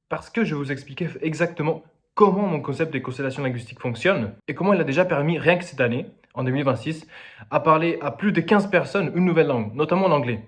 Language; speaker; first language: French; non-native, fluent; Spanish